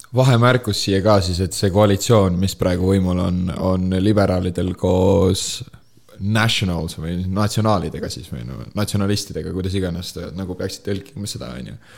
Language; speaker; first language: Estonian; native; Estonian